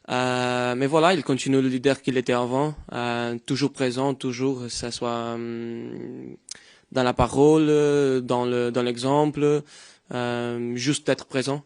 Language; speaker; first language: French; non-native, fluent; Portuguese